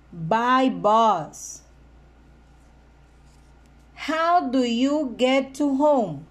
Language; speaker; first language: English; non-native, fluent; Spanish